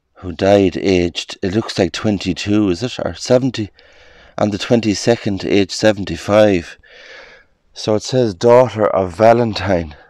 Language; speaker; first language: English; native; English